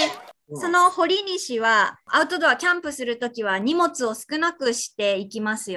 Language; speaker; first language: Japanese; native; Japanese